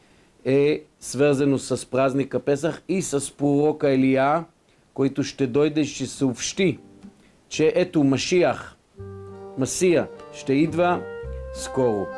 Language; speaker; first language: Bulgarian; non-native, fluent; Hebrew